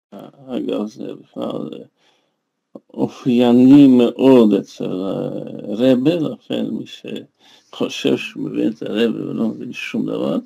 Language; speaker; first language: Hebrew; non-native, fluent; Russian